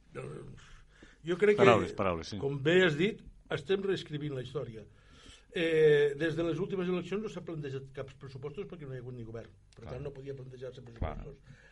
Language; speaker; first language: Catalan; native; Catalan